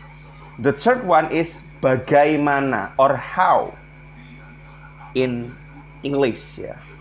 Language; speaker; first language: English; non-native, learner; Indonesian